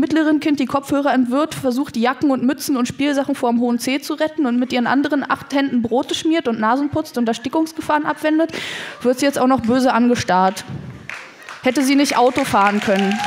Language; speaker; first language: German; native; German